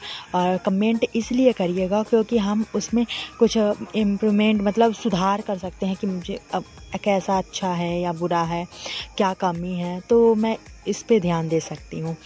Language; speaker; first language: Hindi; native; Hindi